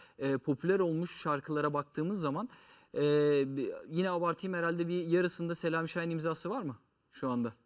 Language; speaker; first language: Turkish; native; Turkish